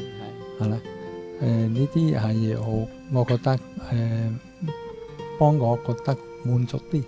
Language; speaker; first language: Cantonese; non-native, fluent; Italian